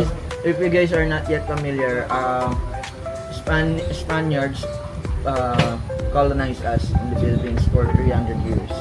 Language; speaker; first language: English; non-native, local second language; Filipino